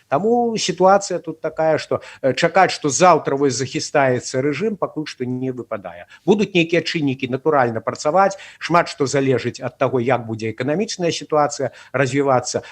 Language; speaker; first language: Belarusian; native; Belarusian